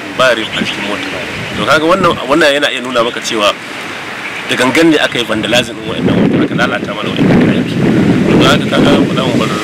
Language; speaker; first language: Hausa; native; Hausa